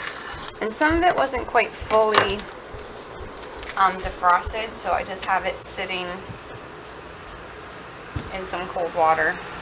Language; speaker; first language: English; native; English